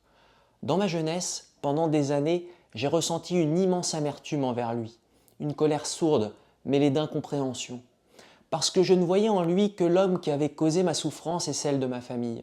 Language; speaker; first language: French; native; French